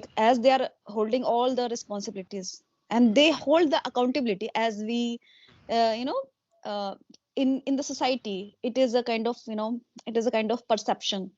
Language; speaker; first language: English; non-native, local second language; Hindi